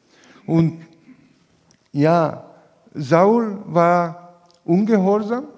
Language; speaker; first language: German; non-native, fluent; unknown